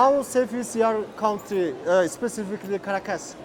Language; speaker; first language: English; non-native, learner; Mongolian